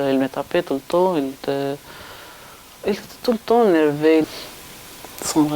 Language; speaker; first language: French; non-native, learner; Albanian